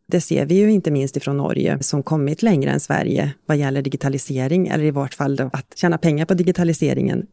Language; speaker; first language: Swedish; native; Swedish